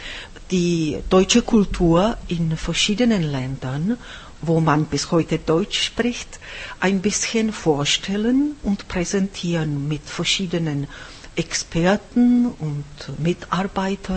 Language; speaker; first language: German; non-native, fluent; Czech